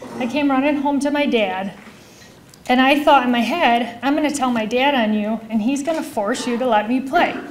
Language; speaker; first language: English; native; English